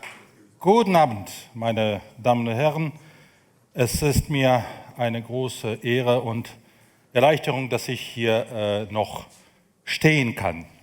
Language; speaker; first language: German; non-native, fluent; Ukrainian